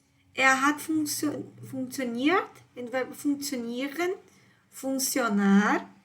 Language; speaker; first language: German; non-native, fluent; Portuguese